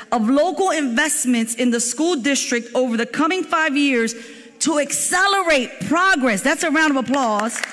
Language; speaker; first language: English; native; English